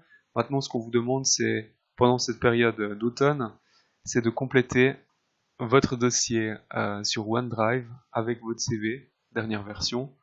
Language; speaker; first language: French; native; French